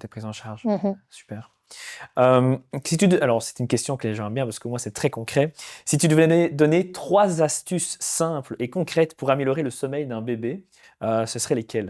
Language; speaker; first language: French; native; French